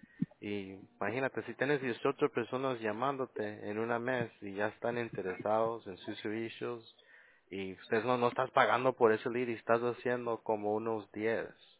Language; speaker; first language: Spanish; early bilingual, heritage; Spanish